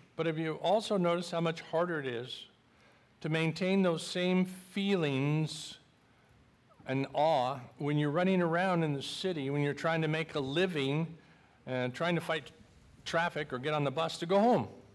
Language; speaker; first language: English; native; English